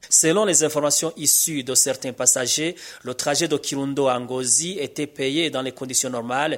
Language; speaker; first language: French; non-native, local second language; Rundi